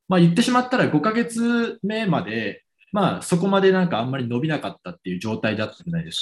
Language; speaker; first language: Japanese; native; Japanese